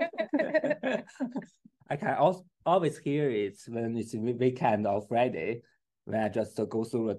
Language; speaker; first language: English; non-native, fluent; Chinese